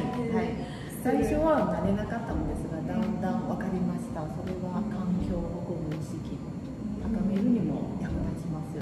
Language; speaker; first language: Japanese; non-native, fluent; Chinese